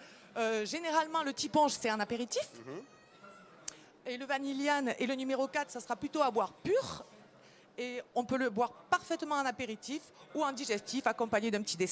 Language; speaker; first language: French; native; French